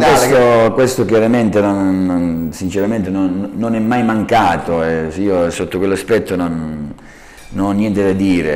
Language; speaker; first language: Italian; native; Italian